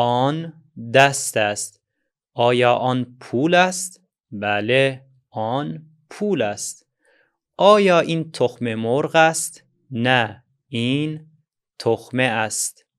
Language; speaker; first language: Persian; non-native, fluent; Azerbaijani